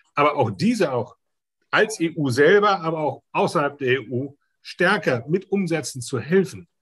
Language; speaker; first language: German; native; German